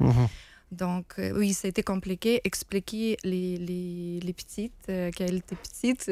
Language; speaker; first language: French; non-native, learner; Ukrainian